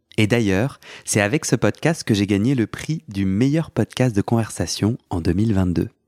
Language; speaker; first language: French; native; French